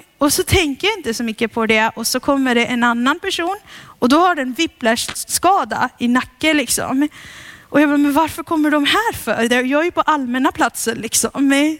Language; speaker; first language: Swedish; early bilingual, heritage; Swedish